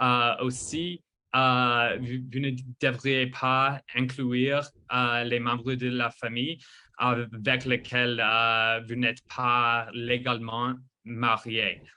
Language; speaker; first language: French; non-native, fluent; English